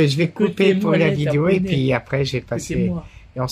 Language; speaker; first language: French; native; French